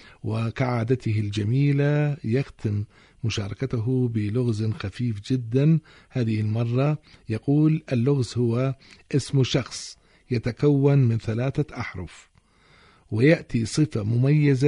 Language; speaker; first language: Arabic; native; Arabic